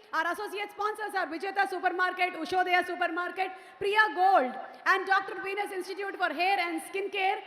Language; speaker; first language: English; non-native, local second language; Telugu